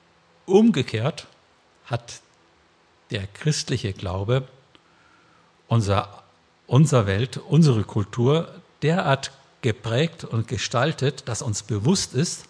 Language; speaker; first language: German; native; German